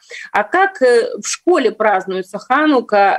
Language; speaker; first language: Russian; native; Russian